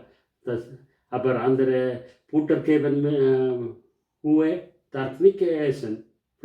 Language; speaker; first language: German; non-native, learner; Tamil